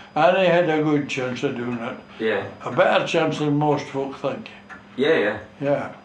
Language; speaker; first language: English; native; English